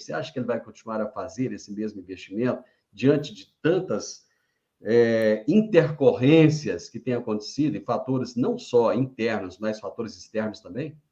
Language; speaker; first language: Portuguese; native; Portuguese